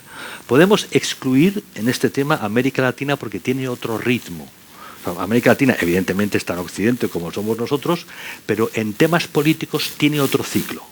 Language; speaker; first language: Spanish; native; Spanish